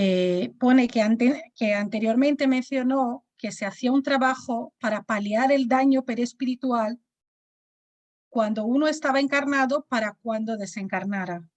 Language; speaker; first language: Spanish; native; Spanish